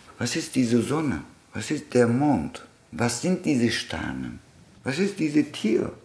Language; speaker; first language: German; non-native, fluent; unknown